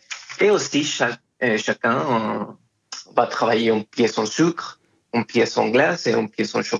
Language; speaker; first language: French; non-native, fluent; Spanish